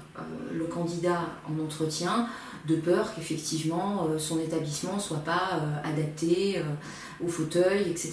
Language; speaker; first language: French; native; French